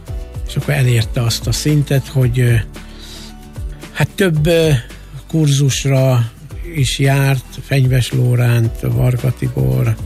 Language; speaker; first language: Hungarian; native; Hungarian